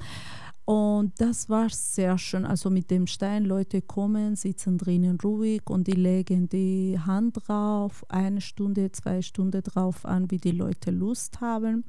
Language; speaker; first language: German; non-native, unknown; Kurdish